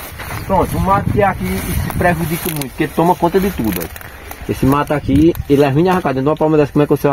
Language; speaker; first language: Portuguese; native; Portuguese